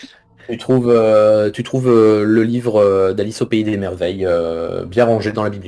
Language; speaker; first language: French; native; French